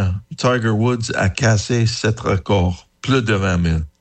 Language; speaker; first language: French; non-native, learner; English